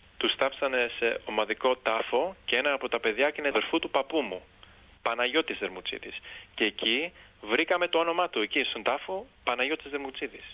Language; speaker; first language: Greek; early bilingual, heritage; Greek